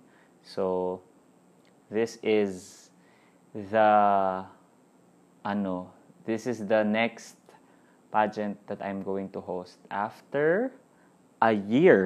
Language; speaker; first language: English; non-native, local second language; Filipino